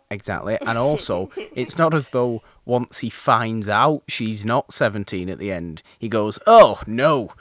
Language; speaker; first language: English; native; English